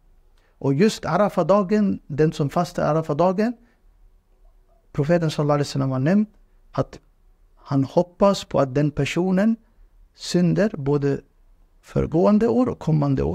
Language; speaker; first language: Swedish; non-native, fluent; Urdu